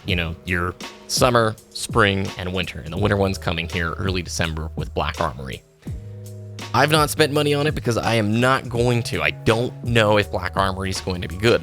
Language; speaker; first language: English; native; English